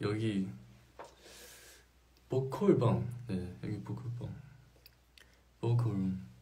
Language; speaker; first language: Korean; non-native, fluent; Chinese